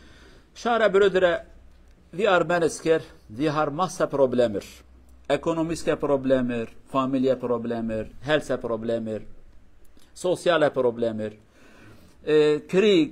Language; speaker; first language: Swedish; non-native, fluent; Kurdish